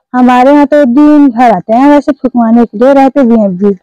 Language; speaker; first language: Hindi; native; Hindi